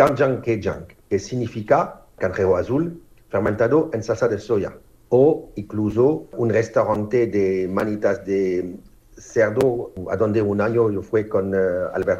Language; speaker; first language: Spanish; non-native, learner; French